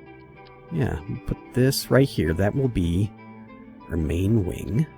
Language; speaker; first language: English; native; English